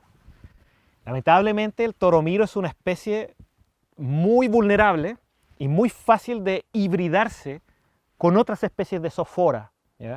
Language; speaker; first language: Spanish; native; Spanish